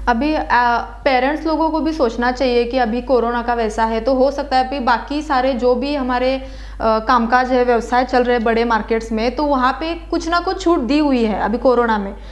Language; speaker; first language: Hindi; non-native, local second language; Marathi